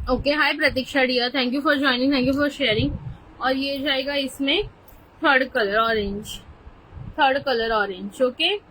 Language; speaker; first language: Hindi; non-native, local second language; Marathi